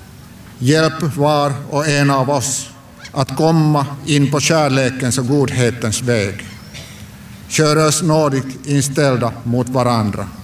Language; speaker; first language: Swedish; non-native, local second language; Finnish